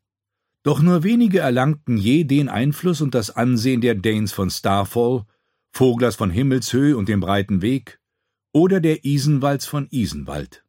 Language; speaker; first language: German; native; German